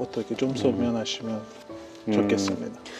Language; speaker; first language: Korean; non-native, fluent; Persian